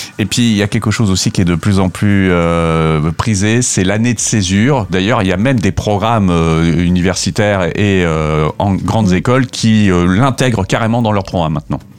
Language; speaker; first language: French; native; French